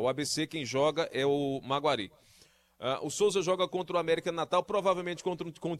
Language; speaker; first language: Portuguese; native; Portuguese